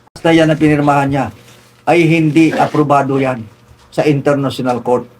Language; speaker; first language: Filipino; non-native, local second language; Tausug